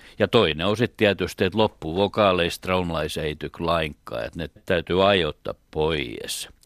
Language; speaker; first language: Finnish; native; Finnish